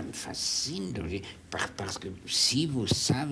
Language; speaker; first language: French; non-native, fluent; German